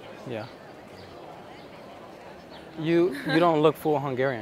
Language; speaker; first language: English; native; English